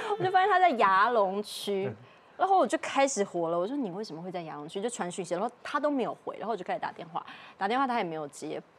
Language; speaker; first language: Chinese; native; Chinese